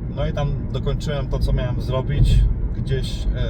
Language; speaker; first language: Polish; native; Polish